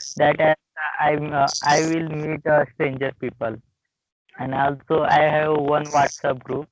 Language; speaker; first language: English; non-native, learner; Marathi